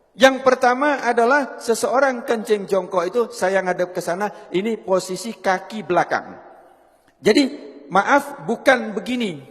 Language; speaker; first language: Indonesian; native; Indonesian